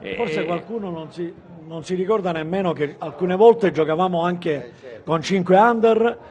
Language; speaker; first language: Italian; native; Italian